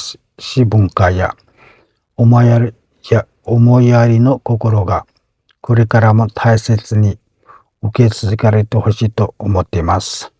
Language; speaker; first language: Japanese; non-native, fluent; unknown